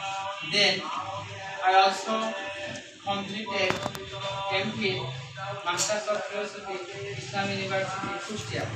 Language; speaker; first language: English; non-native, local second language; Bangla